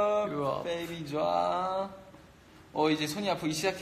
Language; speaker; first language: Korean; native; Korean